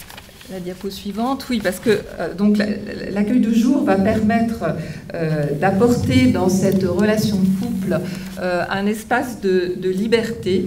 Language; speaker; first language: French; native; French